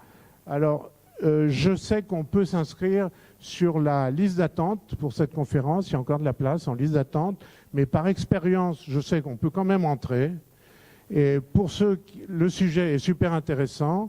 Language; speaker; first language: French; native; French